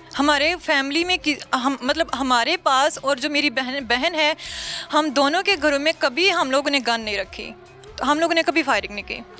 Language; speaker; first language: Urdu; non-native, local second language; Punjabi